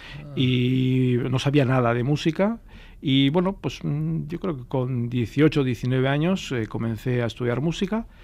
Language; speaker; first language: Spanish; early bilingual, heritage; Portuguese